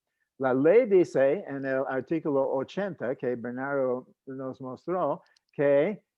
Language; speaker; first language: Spanish; non-native, fluent; English